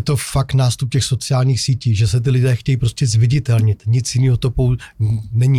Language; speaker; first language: Czech; native; Czech